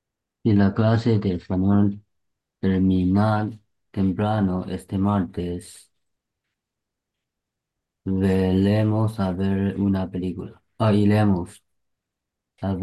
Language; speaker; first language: Spanish; non-native, learner; Chinese